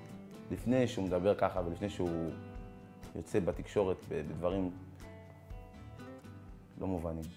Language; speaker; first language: Hebrew; native; Hebrew